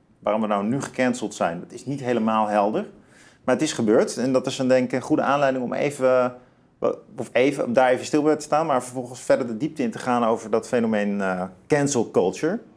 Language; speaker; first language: Dutch; native; Dutch